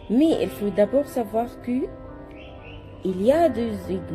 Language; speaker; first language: French; non-native, learner; Arabic